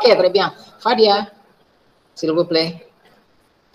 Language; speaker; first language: French; non-native, fluent; Indonesian